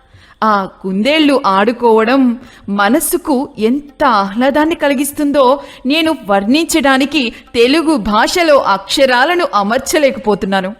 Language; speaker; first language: Telugu; native; Telugu